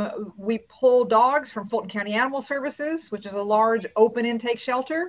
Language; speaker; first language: English; native; English